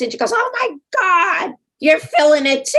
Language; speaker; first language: English; native; English